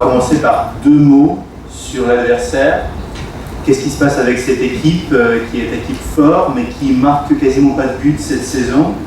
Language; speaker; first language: French; non-native, fluent; Russian